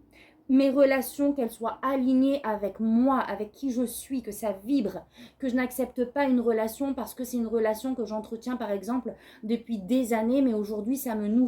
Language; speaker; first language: French; native; French